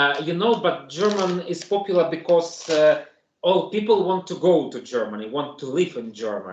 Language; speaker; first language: English; non-native, fluent; German